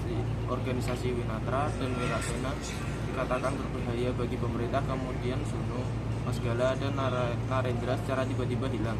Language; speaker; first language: Indonesian; native; Indonesian